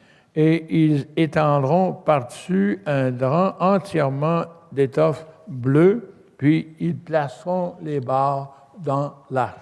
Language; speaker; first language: French; native; French